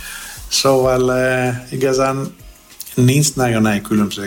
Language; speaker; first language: Hungarian; non-native, fluent; Greek